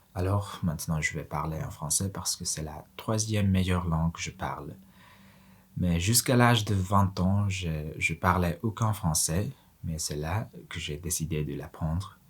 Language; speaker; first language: French; non-native, fluent; Mongolian